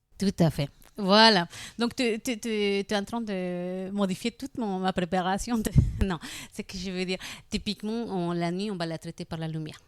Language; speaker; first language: French; non-native, fluent; Spanish